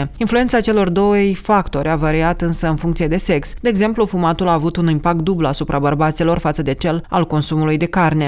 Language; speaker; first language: Romanian; native; Romanian